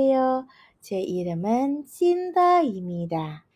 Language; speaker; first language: Korean; non-native, fluent; Indonesian